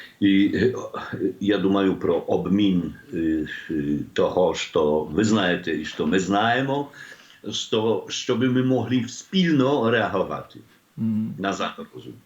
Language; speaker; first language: Ukrainian; non-native, learner; Polish